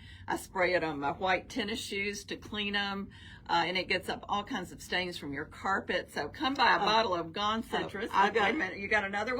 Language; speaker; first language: English; native; English